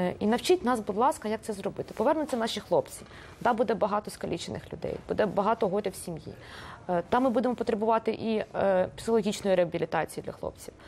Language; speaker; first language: Ukrainian; native; Ukrainian